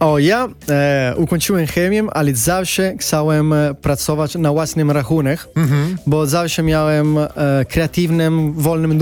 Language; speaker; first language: Polish; non-native, fluent; Italian